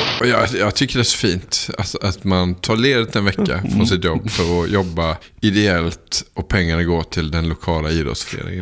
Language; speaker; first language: Swedish; native; Swedish